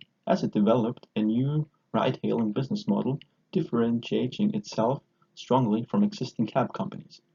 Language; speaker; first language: English; non-native, fluent; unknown